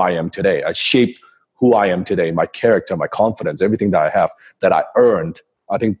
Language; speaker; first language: English; non-native, local second language; Cantonese